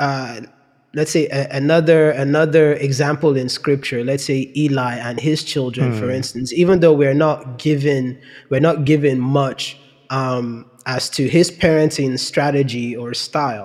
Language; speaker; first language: English; non-native, local second language; Yoruba